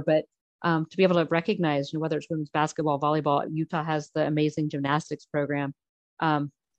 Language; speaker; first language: English; native; English